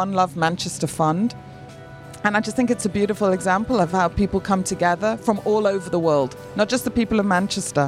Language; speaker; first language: English; native; English